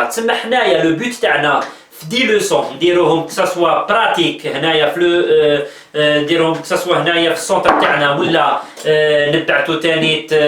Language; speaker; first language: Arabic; native; Arabic